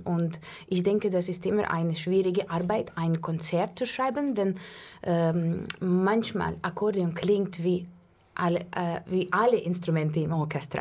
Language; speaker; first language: German; non-native, learner; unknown